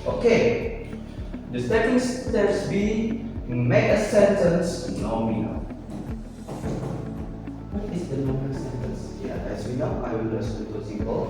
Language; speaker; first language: English; non-native, learner; Indonesian